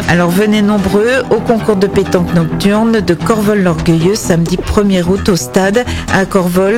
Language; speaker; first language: French; native; French